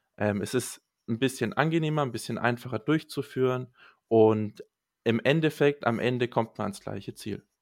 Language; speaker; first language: German; native; German